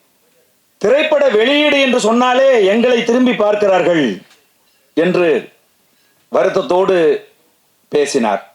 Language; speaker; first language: Tamil; native; Tamil